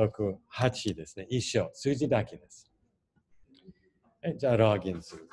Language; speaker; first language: Japanese; non-native, fluent; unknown